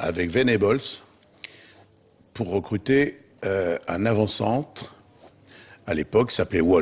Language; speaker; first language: French; native; French